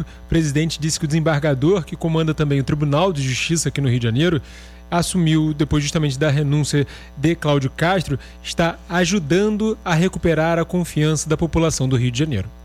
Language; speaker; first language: Portuguese; native; Portuguese